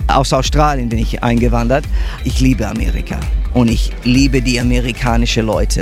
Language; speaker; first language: German; non-native, fluent; English